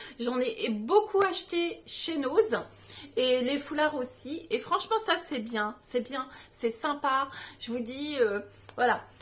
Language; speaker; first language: French; native; French